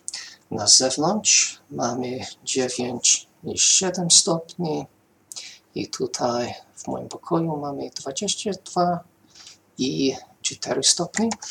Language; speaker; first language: Polish; non-native, fluent; English